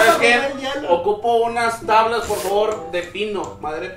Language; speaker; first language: Spanish; native; Spanish